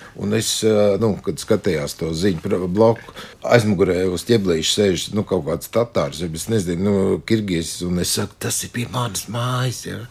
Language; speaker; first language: Latvian; native; Latvian